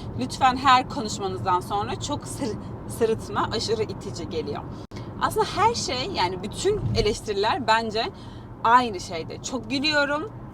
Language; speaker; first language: Turkish; native; Turkish